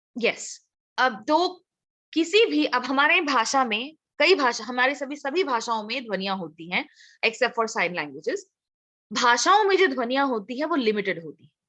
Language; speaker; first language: Hindi; non-native, local second language; Assamese